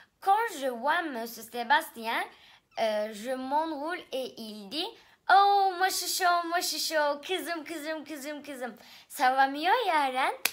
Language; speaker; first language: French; non-native, learner; Turkish